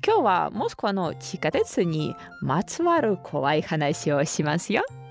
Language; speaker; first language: Japanese; non-native, learner; Russian